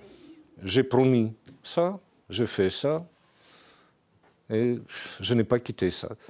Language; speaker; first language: French; non-native, fluent; Russian